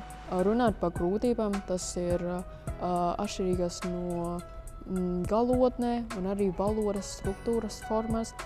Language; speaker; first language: Latvian; early bilingual, other home language; Vietnamese